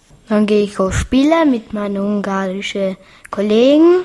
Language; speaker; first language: German; early bilingual, other home language; Hungarian